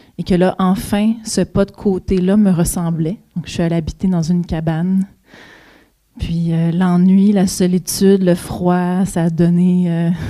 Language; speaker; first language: French; native; French